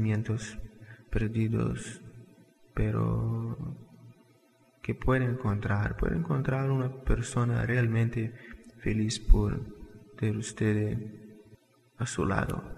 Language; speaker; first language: Spanish; non-native, fluent; Portuguese